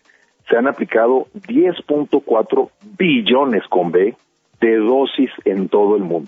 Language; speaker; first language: Spanish; native; Spanish